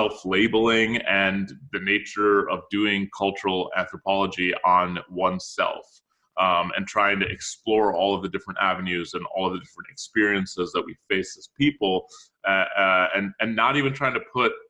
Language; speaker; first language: English; native; English